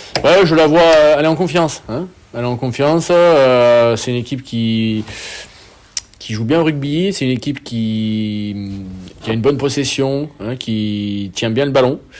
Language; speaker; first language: French; native; French